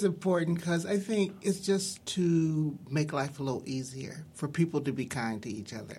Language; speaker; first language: English; native; English